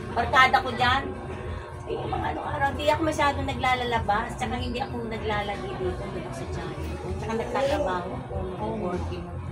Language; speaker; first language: Filipino; native; Filipino